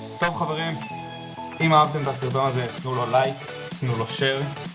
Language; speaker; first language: Hebrew; native; Hebrew